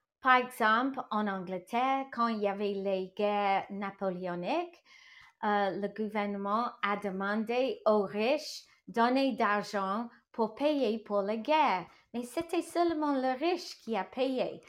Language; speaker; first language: French; non-native, learner; English